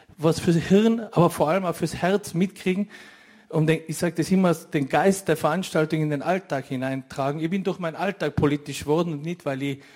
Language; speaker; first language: German; native; German